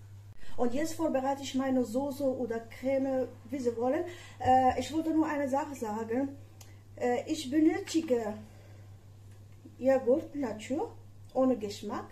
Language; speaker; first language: German; non-native, fluent; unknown